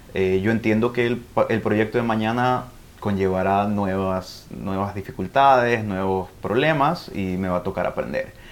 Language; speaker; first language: Spanish; early bilingual, heritage; Spanish